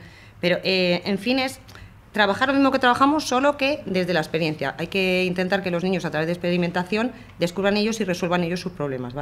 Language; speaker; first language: Spanish; native; Spanish